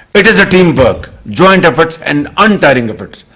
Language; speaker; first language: English; non-native, local second language; Urdu